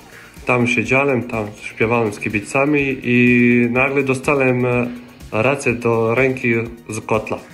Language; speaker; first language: Polish; non-native, learner; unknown